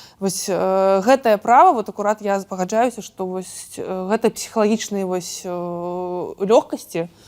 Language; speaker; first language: Belarusian; non-native, local second language; Russian